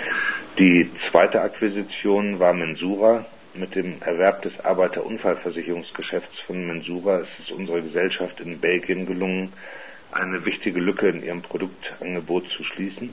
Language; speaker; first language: German; native; German